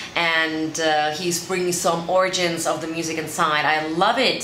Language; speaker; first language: English; non-native, fluent; German